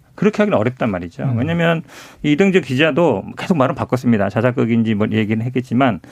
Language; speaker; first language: Korean; native; Korean